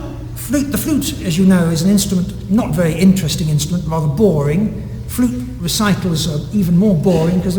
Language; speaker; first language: English; native; English